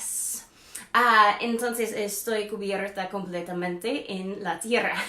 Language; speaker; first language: Spanish; non-native, fluent; English